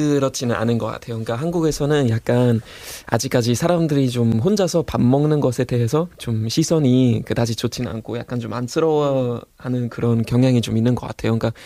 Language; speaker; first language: Korean; non-native, fluent; German